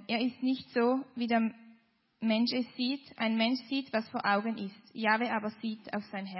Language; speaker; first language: German; native; German